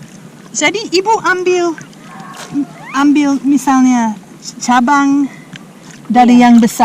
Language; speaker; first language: Indonesian; non-native, fluent; English